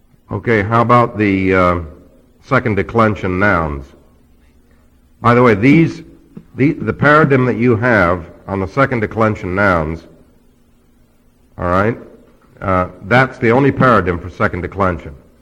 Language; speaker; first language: English; native; English